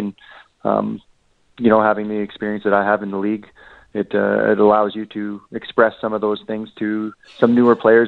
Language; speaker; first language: English; native; English